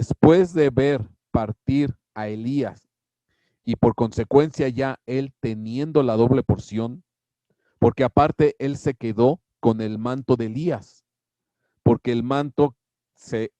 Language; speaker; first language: Spanish; native; Spanish